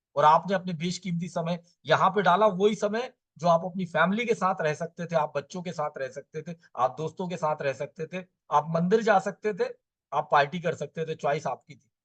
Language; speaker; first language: Hindi; native; Hindi